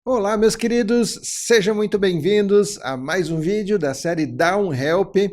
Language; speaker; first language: Portuguese; native; Portuguese